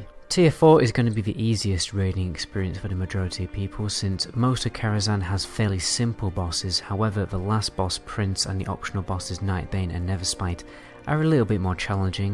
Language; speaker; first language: English; native; English